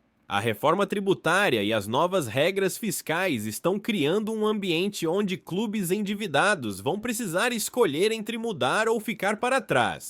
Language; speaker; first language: Portuguese; native; Portuguese